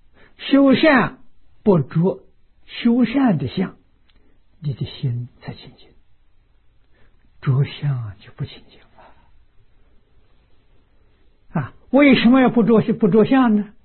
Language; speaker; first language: Chinese; native; Chinese